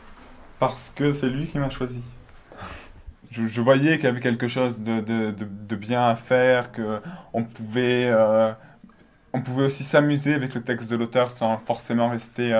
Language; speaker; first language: French; native; French